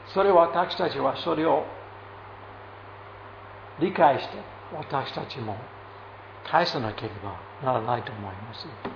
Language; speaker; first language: Japanese; non-native, fluent; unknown